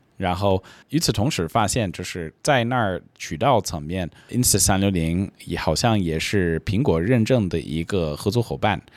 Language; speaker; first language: Chinese; non-native, fluent; English